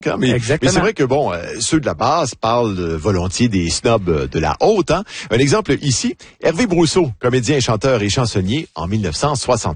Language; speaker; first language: French; native; French